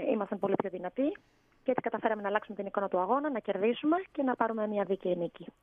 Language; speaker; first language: Greek; native; Greek